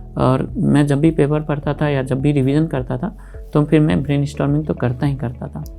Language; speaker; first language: Hindi; native; Hindi